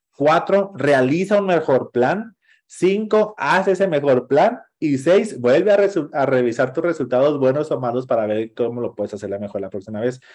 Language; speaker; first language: Spanish; native; Spanish